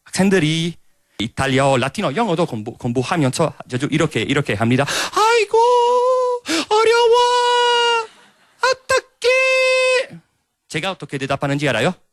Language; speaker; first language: Korean; non-native, fluent; Italian